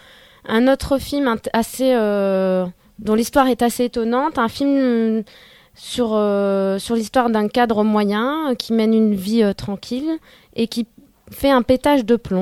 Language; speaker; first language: French; native; French